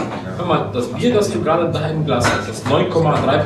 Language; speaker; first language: German; native; German